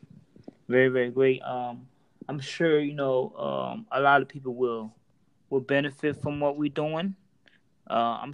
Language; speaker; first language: English; native; English